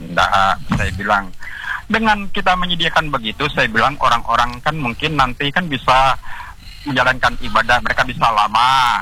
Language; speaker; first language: Indonesian; non-native, local second language; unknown